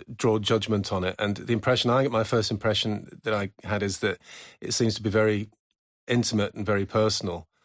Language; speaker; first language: English; native; English